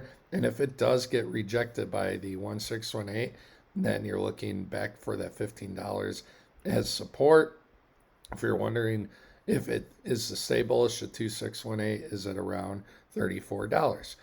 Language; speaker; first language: English; native; English